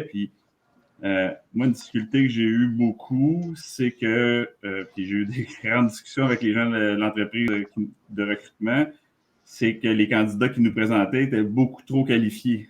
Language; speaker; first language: French; native; French